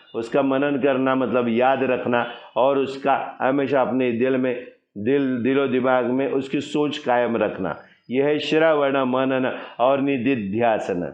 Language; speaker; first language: Hindi; non-native, local second language; Marathi